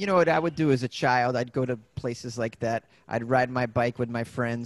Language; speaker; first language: English; native; English